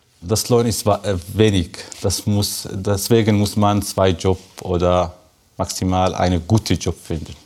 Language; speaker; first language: German; non-native, learner; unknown